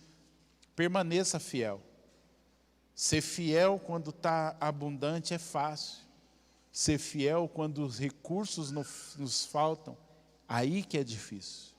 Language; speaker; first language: Portuguese; native; Portuguese